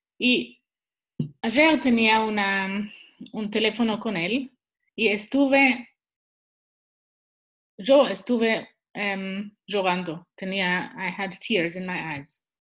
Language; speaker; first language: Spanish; non-native, learner; Swiss German